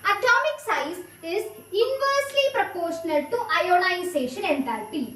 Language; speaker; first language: English; non-native, local second language; Malayalam